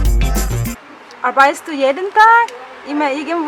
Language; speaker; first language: German; non-native, learner; Indonesian